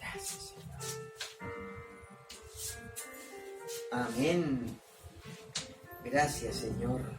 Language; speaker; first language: Spanish; native; Spanish